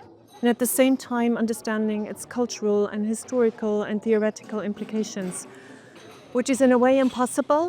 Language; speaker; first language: English; non-native, fluent; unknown